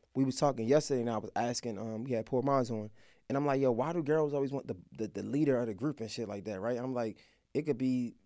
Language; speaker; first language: English; native; English